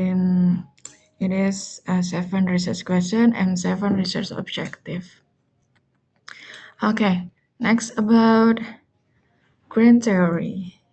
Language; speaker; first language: English; non-native, learner; Indonesian